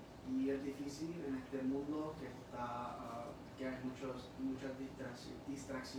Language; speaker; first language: Spanish; early bilingual, heritage; Spanish